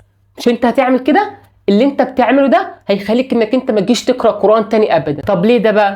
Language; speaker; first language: Arabic; native; Arabic